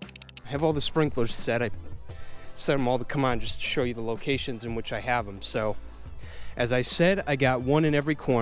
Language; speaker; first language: English; native; English